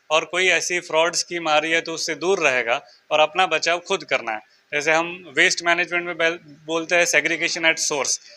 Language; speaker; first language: Hindi; non-native, local second language; Marathi